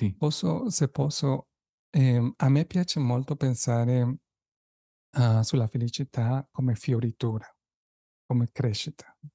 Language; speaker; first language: Italian; non-native, fluent; Spanish